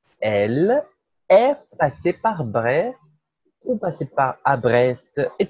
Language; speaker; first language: French; non-native, fluent; Portuguese